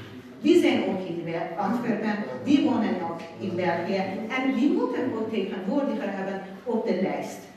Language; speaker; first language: Dutch; non-native, fluent; Persian